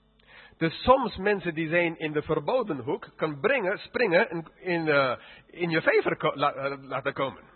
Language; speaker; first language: Dutch; non-native, fluent; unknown